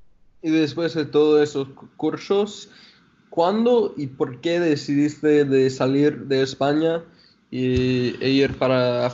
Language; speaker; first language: Spanish; non-native, fluent; English